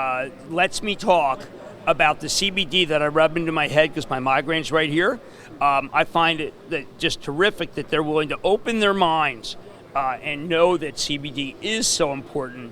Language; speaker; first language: English; native; English